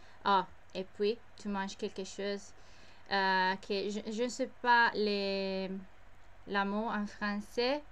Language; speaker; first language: French; non-native, learner; English